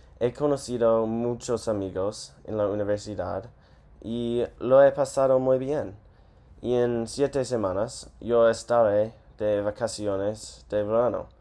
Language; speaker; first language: Spanish; non-native, learner; English